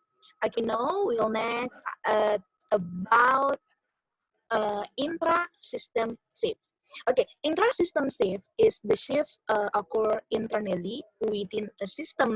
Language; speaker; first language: English; non-native, learner; Indonesian